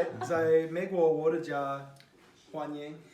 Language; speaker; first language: Chinese; non-native, learner; English